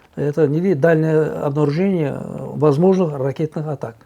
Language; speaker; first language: Russian; non-native, local second language; Kazakh